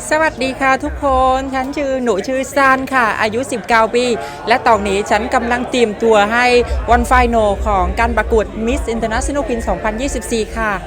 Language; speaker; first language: Thai; non-native, fluent; Vietnamese